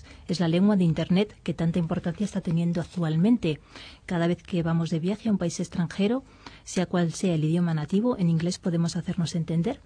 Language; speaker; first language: Spanish; native; Spanish